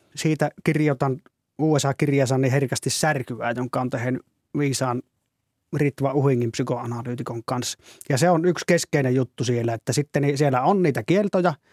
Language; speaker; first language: Finnish; native; Finnish